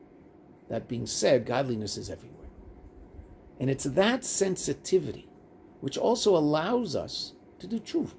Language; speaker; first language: English; native; English